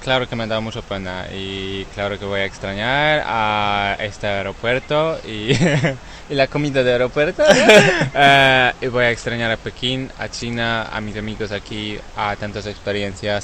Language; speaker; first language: Spanish; non-native, learner; Polish